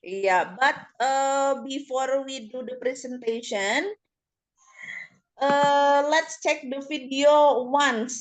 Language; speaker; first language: English; non-native, fluent; Indonesian